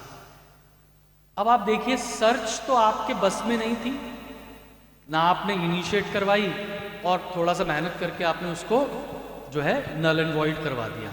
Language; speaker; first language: Hindi; native; Hindi